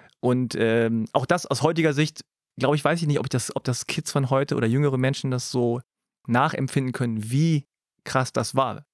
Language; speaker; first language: German; early bilingual, other home language; Korean